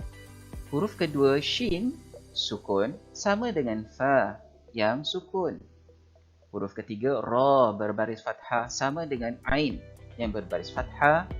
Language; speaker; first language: Malay; native; Malay